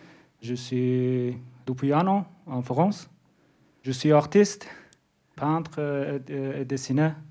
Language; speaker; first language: French; non-native, learner; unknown